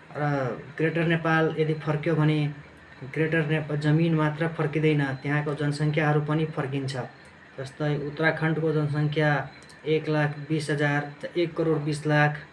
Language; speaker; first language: Nepali; native; Nepali